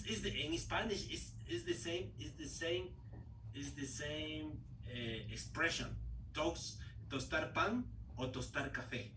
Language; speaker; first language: English; non-native, learner; Spanish